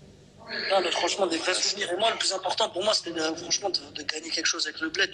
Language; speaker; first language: French; native; French